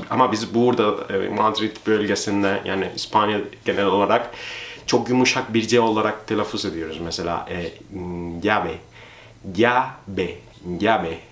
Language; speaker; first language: Turkish; non-native, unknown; Spanish